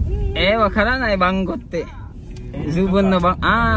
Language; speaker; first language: Japanese; non-native, learner; Indonesian